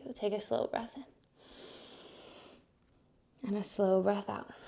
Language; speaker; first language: English; native; English